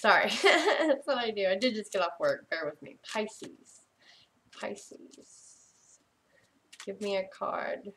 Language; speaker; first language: English; native; English